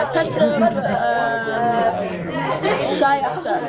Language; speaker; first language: Arabic; non-native, learner; English